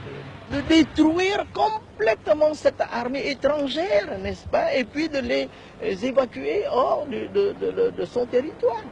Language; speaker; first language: French; non-native, local second language; Khmer